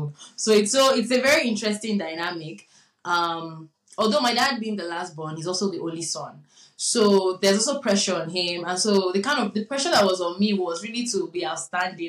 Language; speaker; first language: English; non-native, local second language; Yoruba